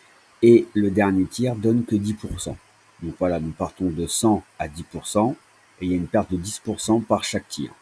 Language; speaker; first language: French; native; French